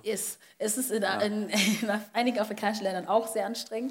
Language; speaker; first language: German; non-native, fluent; Filipino